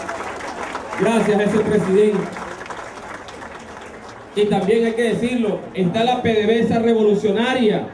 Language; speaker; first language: Spanish; native; Spanish